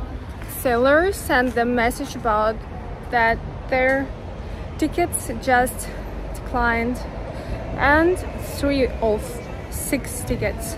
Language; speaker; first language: English; non-native, learner; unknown